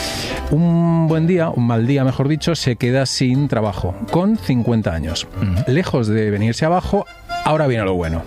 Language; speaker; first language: Spanish; native; Spanish